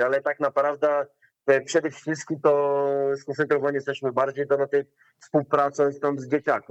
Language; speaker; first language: Polish; non-native, learner; Portuguese